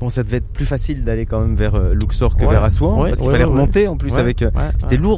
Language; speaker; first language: French; native; French